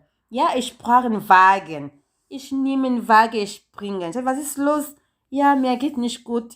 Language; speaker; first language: German; non-native, learner; Lingala